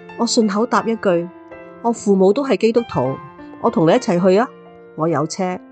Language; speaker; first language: Chinese; non-native, local second language; Cantonese